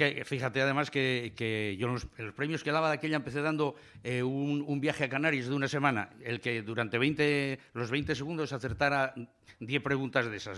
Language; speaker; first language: Spanish; native; Spanish